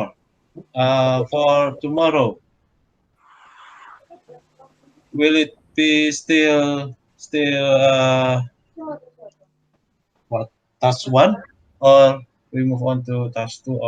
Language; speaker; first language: English; non-native, learner; Indonesian